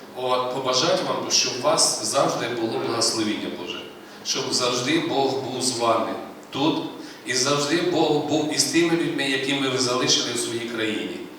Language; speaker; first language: Ukrainian; native; Ukrainian